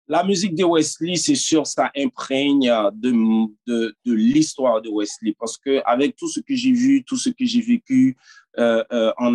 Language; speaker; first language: French; non-native, local second language; Haitian Creole